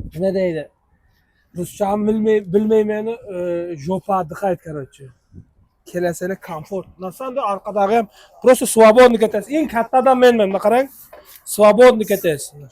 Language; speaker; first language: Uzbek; non-native, local second language; Kara-Kalpak